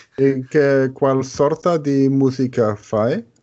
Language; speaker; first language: Italian; non-native, learner; German